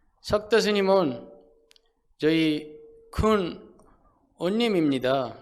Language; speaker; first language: Korean; non-native, fluent; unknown